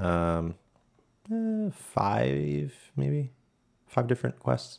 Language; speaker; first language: English; native; English